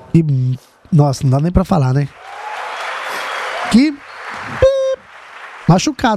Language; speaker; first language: Portuguese; native; Portuguese